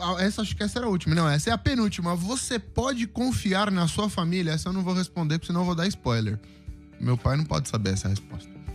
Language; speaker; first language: Portuguese; native; Portuguese